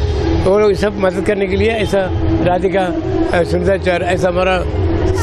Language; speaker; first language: Hindi; non-native, local second language; Tamil